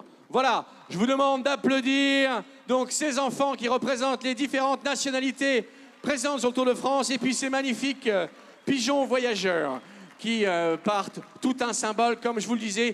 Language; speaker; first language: French; native; French